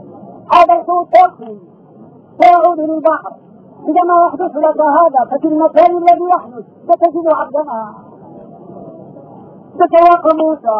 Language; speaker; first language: Arabic; native; Arabic